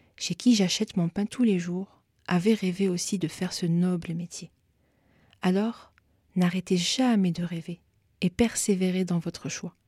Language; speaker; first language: French; native; French